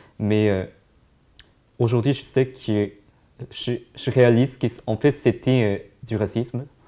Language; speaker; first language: French; early bilingual, other home language; Korean